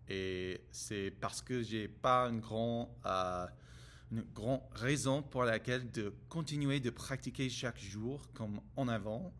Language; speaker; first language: French; non-native, learner; English